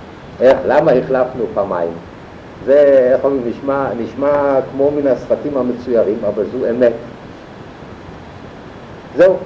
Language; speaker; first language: Hebrew; non-native, fluent; German